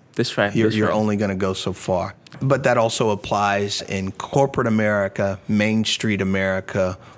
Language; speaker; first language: English; early bilingual, other home language; Indonesian